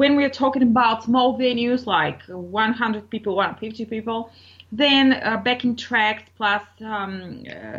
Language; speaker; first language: English; non-native, fluent; Bulgarian